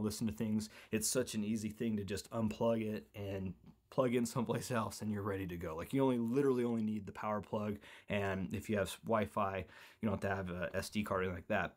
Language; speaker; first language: English; native; English